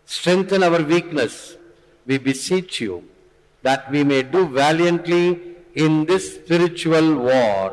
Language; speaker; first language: English; non-native, local second language; Tamil